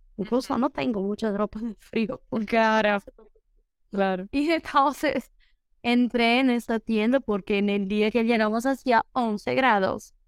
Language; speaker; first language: Spanish; non-native, fluent; Portuguese